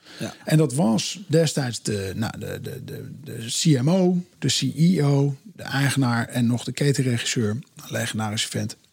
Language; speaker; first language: Dutch; native; Dutch